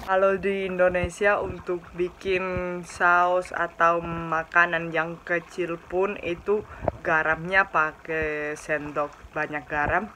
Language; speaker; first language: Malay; non-native, fluent; Spanish